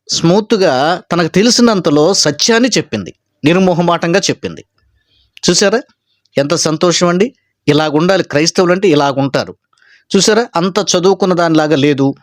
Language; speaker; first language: Telugu; native; Telugu